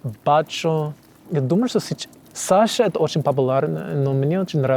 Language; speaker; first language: Russian; non-native, learner; English